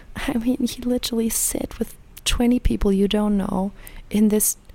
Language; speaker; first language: English; non-native, fluent; German